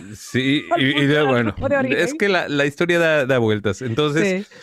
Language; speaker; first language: Spanish; native; Spanish